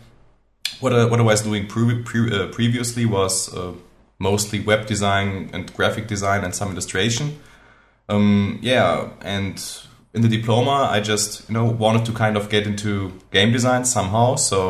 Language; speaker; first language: English; non-native, fluent; German